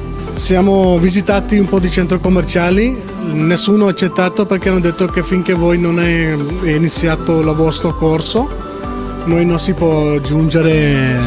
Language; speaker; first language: Italian; non-native, learner; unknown